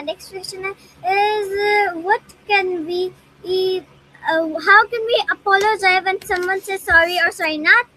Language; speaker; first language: English; non-native, learner; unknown